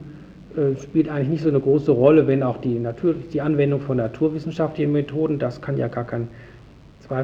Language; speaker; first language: German; native; German